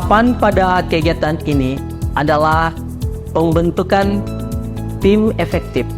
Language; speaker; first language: Indonesian; native; Indonesian